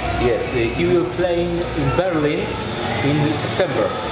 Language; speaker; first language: English; non-native, learner; Polish